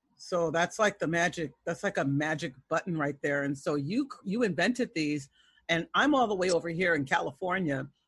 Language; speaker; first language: English; native; English